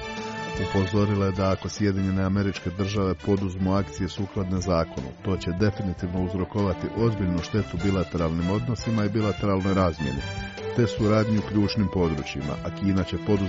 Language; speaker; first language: Croatian; native; Croatian